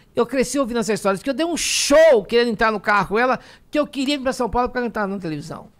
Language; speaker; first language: Portuguese; native; Portuguese